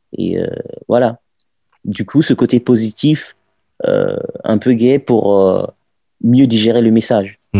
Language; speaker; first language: French; non-native, fluent; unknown